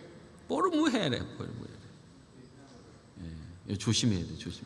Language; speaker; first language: Spanish; non-native, learner; Korean